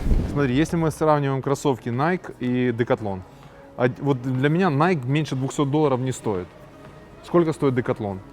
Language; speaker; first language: Russian; native; Russian